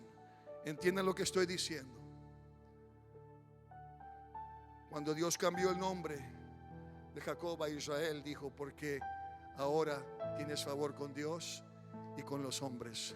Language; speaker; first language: Spanish; early bilingual, heritage; Spanish